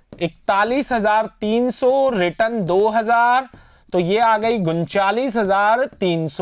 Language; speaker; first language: Hindi; native; Hindi